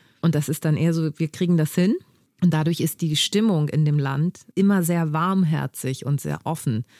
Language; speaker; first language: German; early bilingual, other home language; Greek